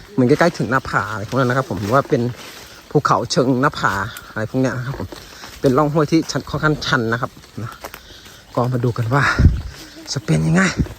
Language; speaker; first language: Thai; non-native, local second language; Karen languages